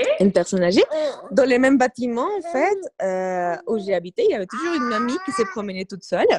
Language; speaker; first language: French; non-native, fluent; Spanish